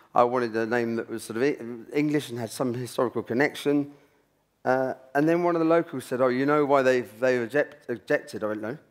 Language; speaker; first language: English; native; English